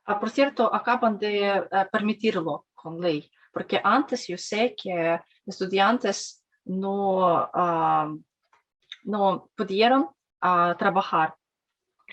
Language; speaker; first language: Spanish; non-native, learner; Russian